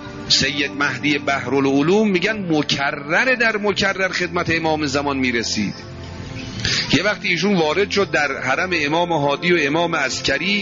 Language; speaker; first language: Persian; native; Persian